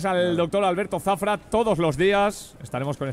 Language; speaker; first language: Spanish; native; Spanish